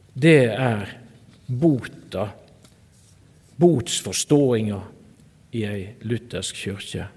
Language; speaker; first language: Norwegian; native; Norwegian